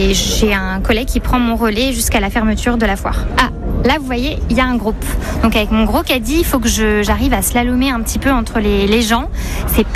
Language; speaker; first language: French; native; French